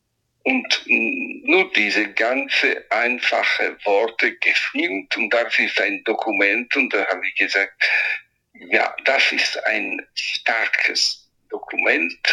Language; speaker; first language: German; non-native, fluent; Italian